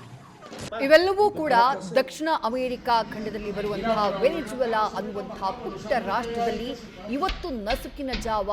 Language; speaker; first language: Kannada; native; Kannada